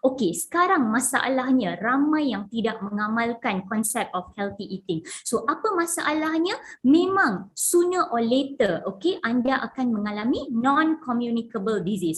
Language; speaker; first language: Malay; non-native, local second language; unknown